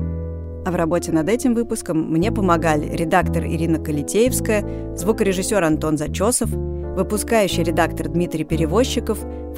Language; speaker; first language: Russian; native; Russian